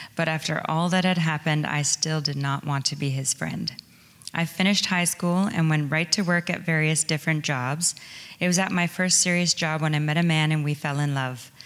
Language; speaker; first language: English; native; English